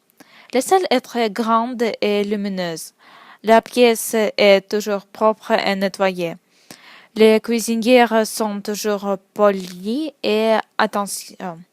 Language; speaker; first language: French; non-native, learner; Russian